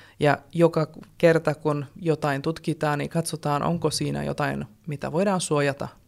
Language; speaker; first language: Finnish; non-native, fluent; Czech